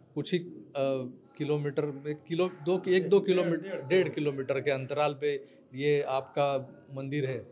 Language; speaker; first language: Hindi; non-native, local second language; Marathi